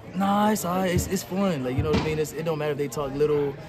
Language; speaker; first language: English; native; English